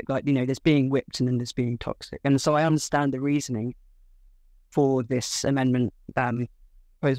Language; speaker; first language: English; native; English